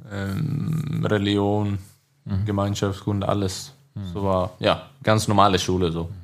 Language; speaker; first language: German; non-native, learner; Swedish